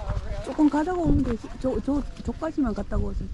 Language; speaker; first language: Korean; native; Korean